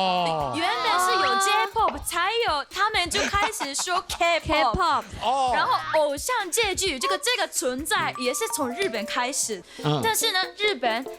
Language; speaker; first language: Chinese; non-native, fluent; Japanese